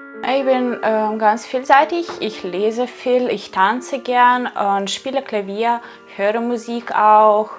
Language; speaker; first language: German; non-native, fluent; Ukrainian